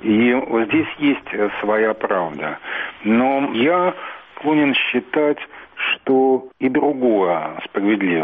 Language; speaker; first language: Russian; native; Russian